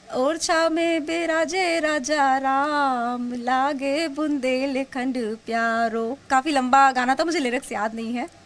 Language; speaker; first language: Hindi; native; Hindi